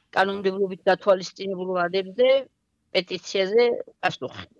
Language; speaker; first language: Georgian; native; Georgian